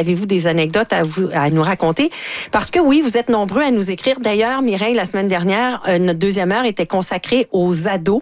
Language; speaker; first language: French; native; French